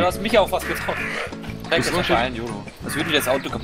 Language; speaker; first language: German; native; German